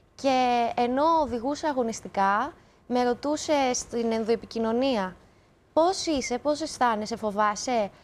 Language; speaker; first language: Greek; early bilingual, other home language; Romanian